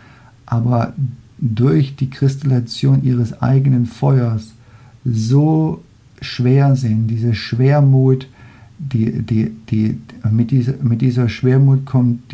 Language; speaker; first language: German; non-native, fluent; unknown